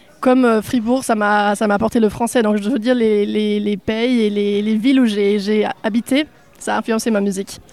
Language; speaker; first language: French; non-native, local second language; Swiss German